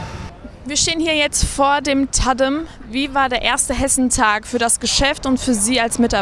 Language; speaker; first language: German; native; German